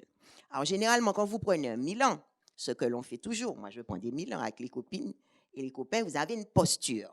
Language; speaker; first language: French; native; French